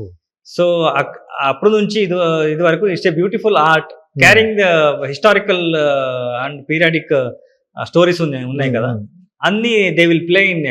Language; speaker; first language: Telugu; non-native, learner; Kannada